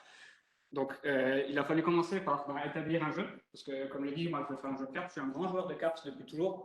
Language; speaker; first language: French; native; French